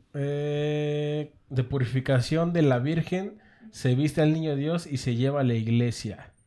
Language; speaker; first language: Spanish; native; Spanish